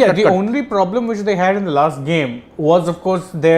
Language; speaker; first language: English; non-native, local second language; Hindi